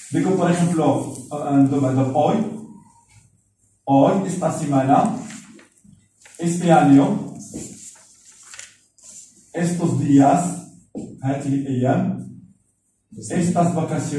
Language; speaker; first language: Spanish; non-native, fluent; Arabic